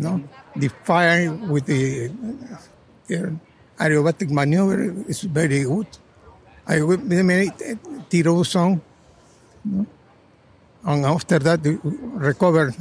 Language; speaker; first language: English; non-native, learner; Spanish